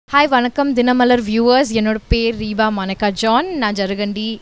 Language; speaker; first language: Tamil; non-native, learner; Malayalam